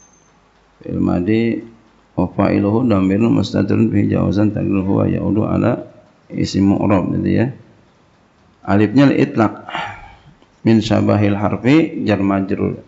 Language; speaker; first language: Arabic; non-native, fluent; Indonesian